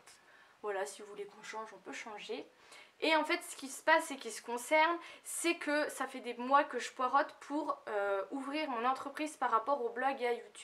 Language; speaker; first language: French; native; French